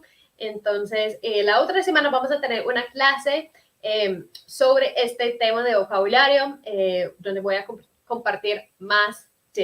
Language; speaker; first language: Spanish; non-native, fluent; English